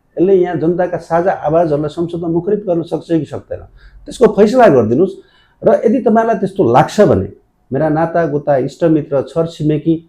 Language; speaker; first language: Nepali; native; Nepali